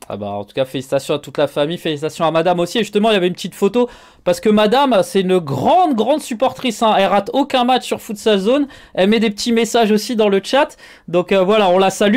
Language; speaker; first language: French; native; French